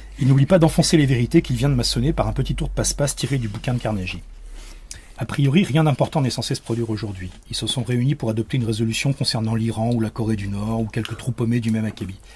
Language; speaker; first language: French; native; French